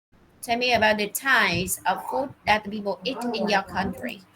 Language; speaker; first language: English; non-native, fluent; Vietnamese